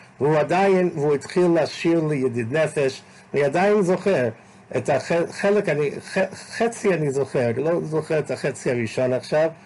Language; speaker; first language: Hebrew; non-native, fluent; English